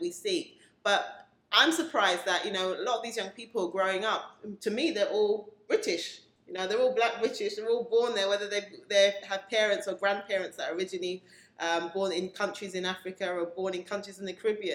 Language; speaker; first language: English; native; English